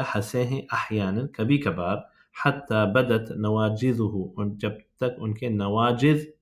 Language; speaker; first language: Urdu; native; Urdu